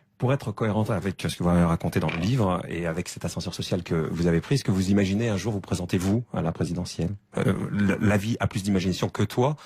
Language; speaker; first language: French; native; French